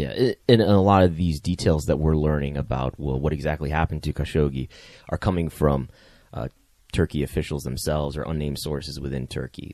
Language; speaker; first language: English; native; English